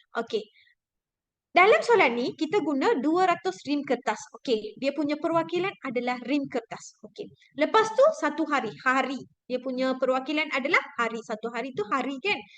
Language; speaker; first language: Malay; non-native, local second language; Tamil